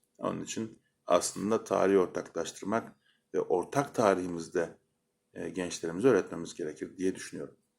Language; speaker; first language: Turkish; native; Turkish